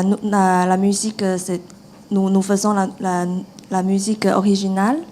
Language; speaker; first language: French; non-native, learner; Chinese